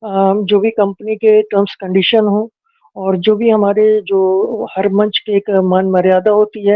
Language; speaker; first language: Hindi; native; Hindi